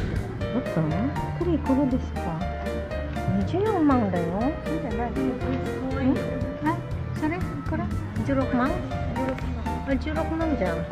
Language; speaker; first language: Japanese; non-native, learner; Filipino